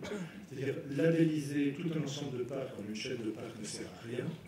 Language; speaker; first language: French; native; French